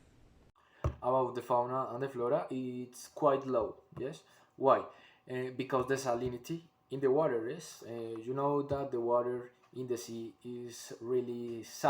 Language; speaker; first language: English; non-native, learner; Spanish